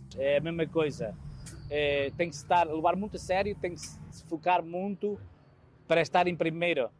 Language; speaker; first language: Portuguese; native; Portuguese